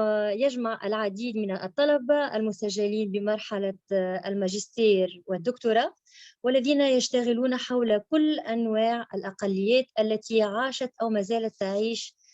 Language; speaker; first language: Arabic; native; Arabic